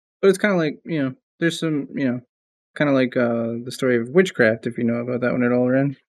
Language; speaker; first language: English; native; English